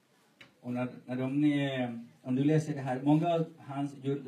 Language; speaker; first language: Swedish; non-native, learner; Spanish